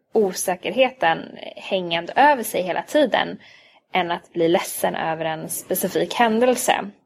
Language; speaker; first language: Swedish; early bilingual, other home language; Hungarian